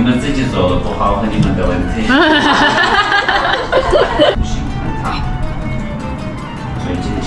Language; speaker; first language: Chinese; non-native, fluent; Turkish